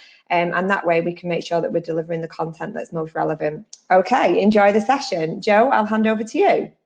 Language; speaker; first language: English; native; English